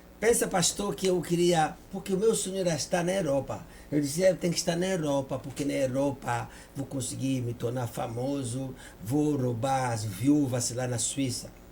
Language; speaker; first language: Portuguese; non-native, fluent; Lingala